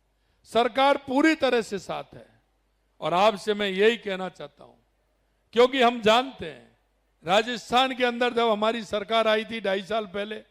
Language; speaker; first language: Hindi; native; Hindi